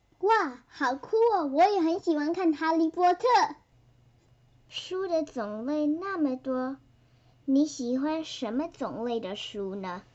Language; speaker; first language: Chinese; early bilingual, heritage; Chinese